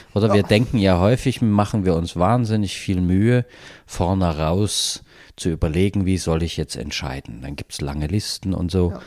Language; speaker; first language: German; native; German